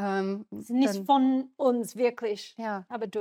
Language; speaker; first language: German; non-native, learner; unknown